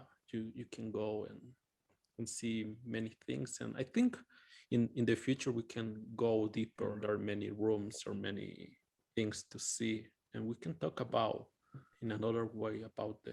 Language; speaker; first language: English; non-native, fluent; Spanish